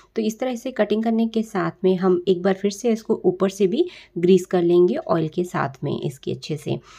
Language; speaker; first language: Hindi; native; Hindi